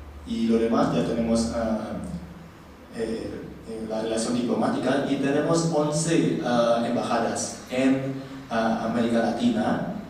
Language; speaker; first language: Spanish; non-native, learner; Indonesian